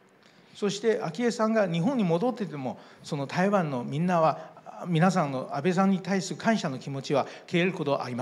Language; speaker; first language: Japanese; non-native, fluent; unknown